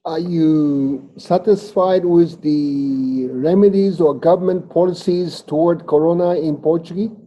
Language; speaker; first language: English; non-native, fluent; Japanese